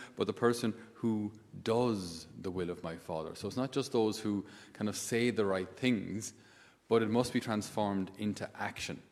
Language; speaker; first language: English; native; English